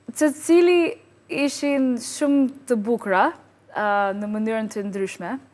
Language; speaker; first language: Albanian; non-native, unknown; English